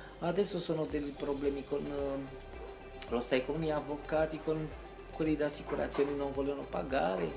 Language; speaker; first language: Italian; non-native, fluent; Romanian